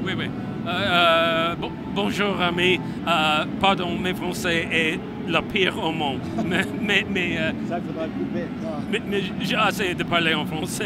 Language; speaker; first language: French; non-native, learner; English